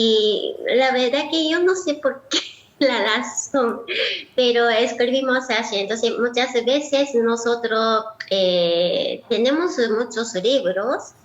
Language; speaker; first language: Spanish; non-native, learner; Japanese